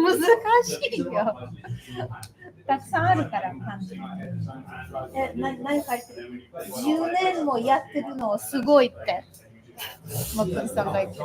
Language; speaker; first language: Japanese; non-native, learner; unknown